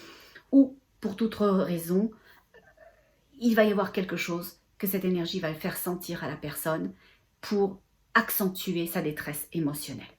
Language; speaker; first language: French; native; French